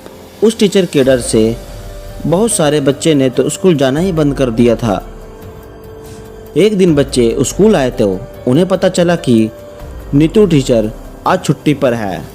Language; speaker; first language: Hindi; native; Hindi